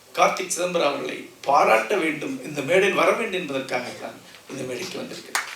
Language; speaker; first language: Tamil; non-native, local second language; Malayalam